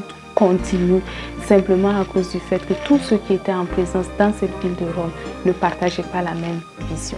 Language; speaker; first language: French; native; French